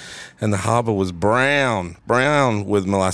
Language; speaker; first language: English; native; English